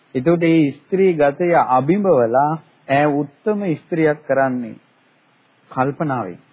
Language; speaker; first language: Sinhala; native; Sinhala